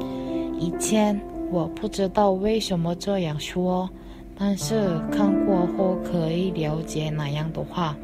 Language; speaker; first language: Chinese; non-native, learner; Korean